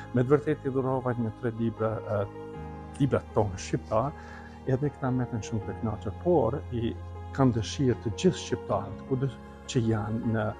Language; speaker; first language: Albanian; native; Albanian